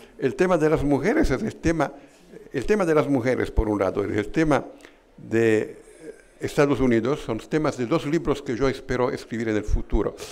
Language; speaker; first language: Spanish; non-native, fluent; Italian